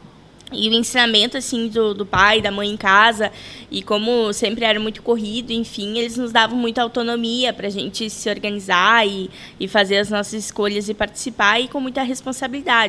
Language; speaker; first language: Portuguese; native; Portuguese